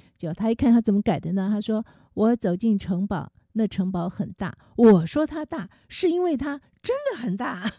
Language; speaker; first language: Chinese; native; Chinese